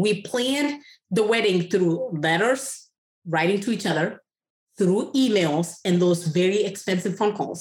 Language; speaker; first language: English; non-native, local second language; Kikuyu